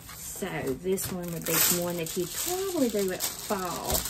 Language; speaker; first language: English; native; English